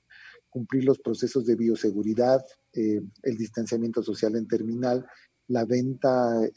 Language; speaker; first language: Spanish; native; Spanish